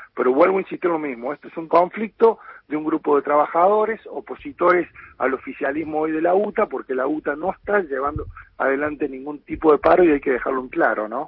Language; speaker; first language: Spanish; native; Spanish